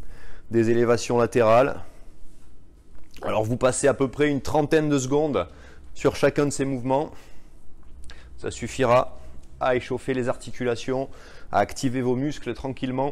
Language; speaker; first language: French; native; French